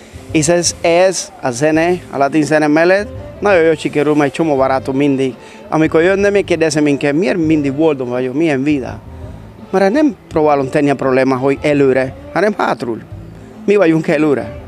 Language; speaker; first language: Hungarian; non-native, learner; Spanish